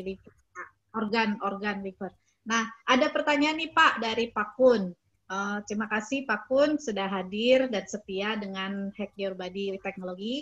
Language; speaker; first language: Indonesian; native; Indonesian